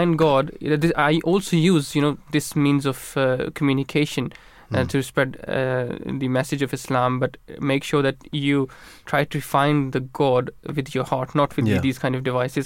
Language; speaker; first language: English; non-native, local second language; Urdu